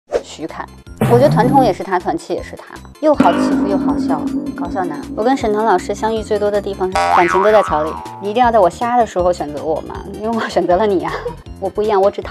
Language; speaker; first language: Chinese; native; Chinese